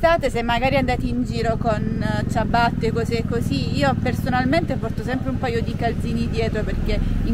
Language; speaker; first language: Italian; native; Italian